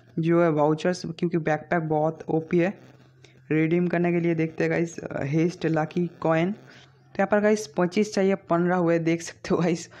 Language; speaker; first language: Hindi; non-native, local second language; Bangla